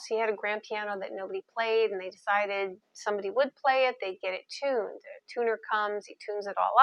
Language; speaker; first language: English; native; English